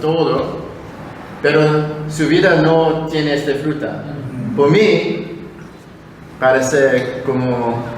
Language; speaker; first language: Spanish; non-native, learner; Korean